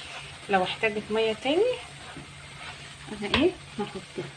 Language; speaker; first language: Arabic; native; Arabic